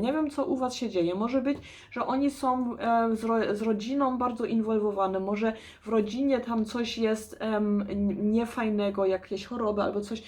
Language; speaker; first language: Polish; early bilingual, heritage; Polish